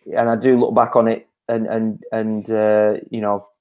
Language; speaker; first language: English; native; English